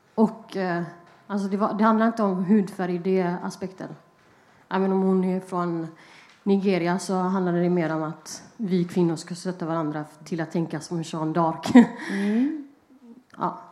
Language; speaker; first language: Swedish; native; Swedish